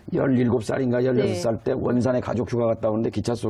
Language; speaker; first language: Korean; native; Korean